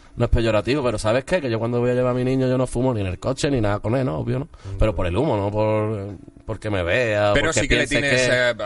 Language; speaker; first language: Spanish; native; Spanish